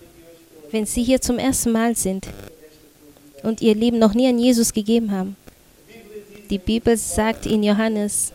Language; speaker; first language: German; non-native, fluent; Portuguese